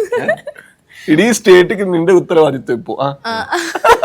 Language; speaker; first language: Malayalam; non-native, learner; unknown